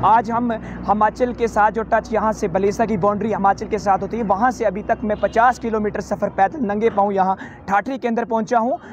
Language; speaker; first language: Hindi; native; Hindi